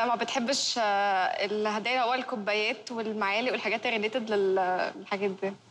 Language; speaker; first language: Arabic; native; Arabic